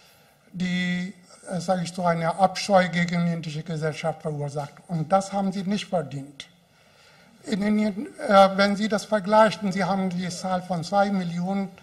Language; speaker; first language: German; non-native, fluent; Hindi